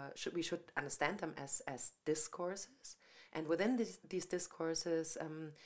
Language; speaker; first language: English; non-native, fluent; German